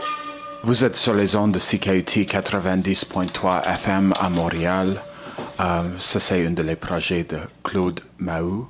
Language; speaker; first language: French; non-native, learner; English